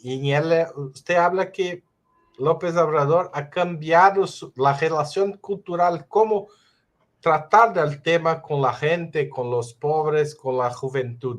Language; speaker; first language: Spanish; non-native, fluent; Portuguese